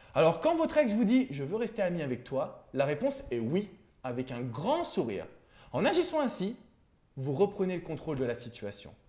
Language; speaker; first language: French; native; French